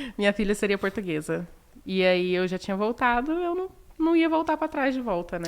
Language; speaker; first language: Portuguese; native; Portuguese